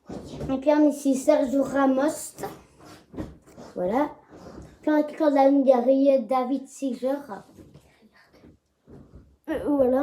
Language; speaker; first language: French; native; French